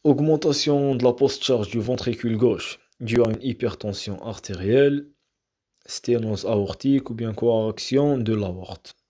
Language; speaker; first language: French; non-native, local second language; Arabic